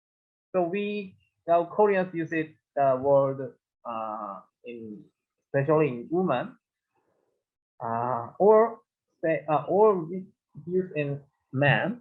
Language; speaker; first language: English; non-native, learner; Korean